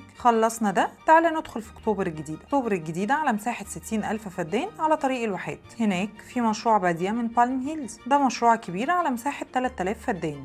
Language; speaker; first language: Arabic; native; Arabic